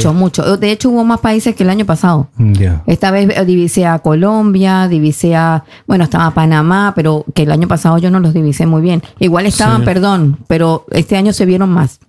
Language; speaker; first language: Spanish; native; Spanish